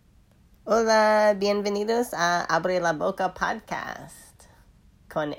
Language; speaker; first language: Spanish; non-native, learner; English